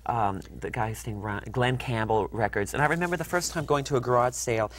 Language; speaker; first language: English; native; English